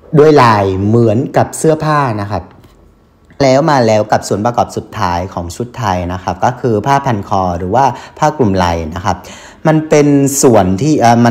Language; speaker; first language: Thai; non-native, fluent; Vietnamese